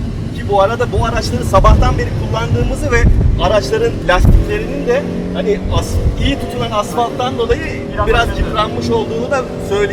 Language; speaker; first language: Turkish; native; Turkish